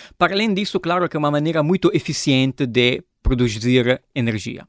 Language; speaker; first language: Portuguese; non-native, fluent; Italian